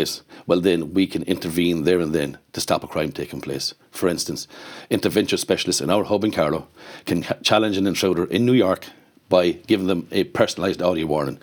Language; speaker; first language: English; native; English